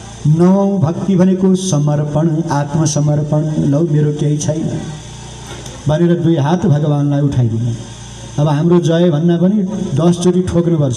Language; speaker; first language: Nepali; native; Nepali